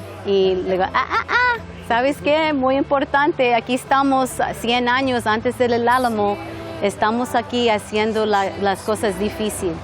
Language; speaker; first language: Spanish; non-native, learner; English